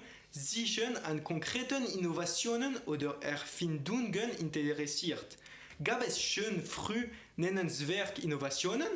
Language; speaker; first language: German; non-native, fluent; French